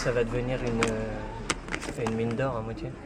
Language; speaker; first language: French; native; French